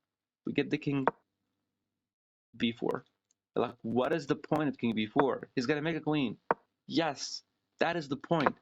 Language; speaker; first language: English; non-native, fluent; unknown